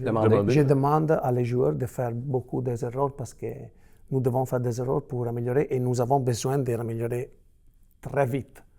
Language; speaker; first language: French; non-native, fluent; Italian